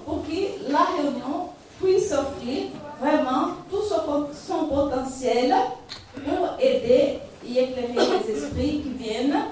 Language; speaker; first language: French; non-native, fluent; Portuguese